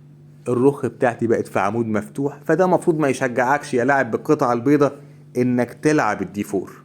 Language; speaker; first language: Arabic; native; Arabic